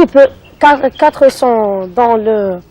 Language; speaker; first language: French; non-native, learner; Arabic